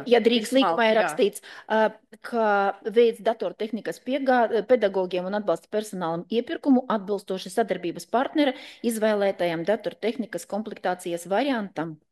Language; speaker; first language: Latvian; non-native, local second language; Russian